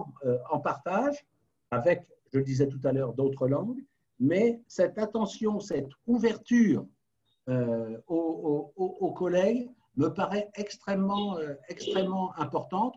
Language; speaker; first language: French; native; French